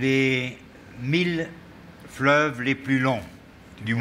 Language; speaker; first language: French; non-native, fluent; German